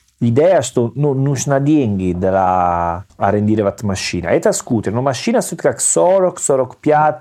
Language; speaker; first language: Russian; non-native, learner; Italian